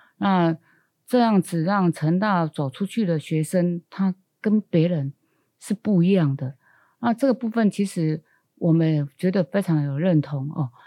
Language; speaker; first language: Chinese; native; Chinese